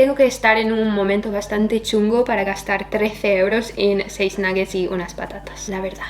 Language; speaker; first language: Spanish; non-native, fluent; English